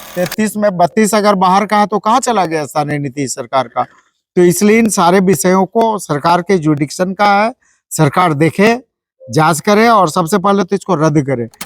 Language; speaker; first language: Hindi; native; Hindi